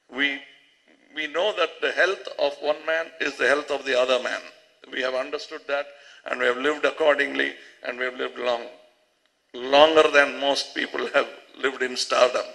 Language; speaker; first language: English; non-native, local second language; Tamil